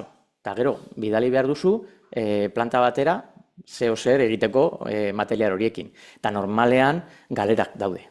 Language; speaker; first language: Basque; non-native, local second language; Spanish